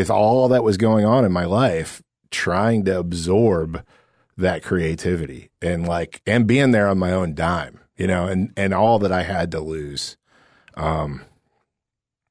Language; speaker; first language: English; native; English